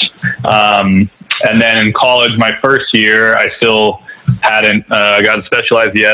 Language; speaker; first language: English; native; English